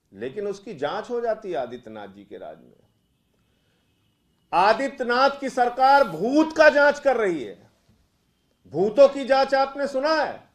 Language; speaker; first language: Hindi; native; Hindi